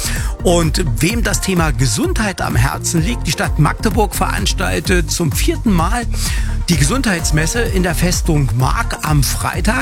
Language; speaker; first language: German; native; German